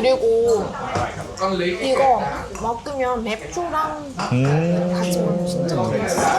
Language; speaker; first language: Korean; non-native, learner; Vietnamese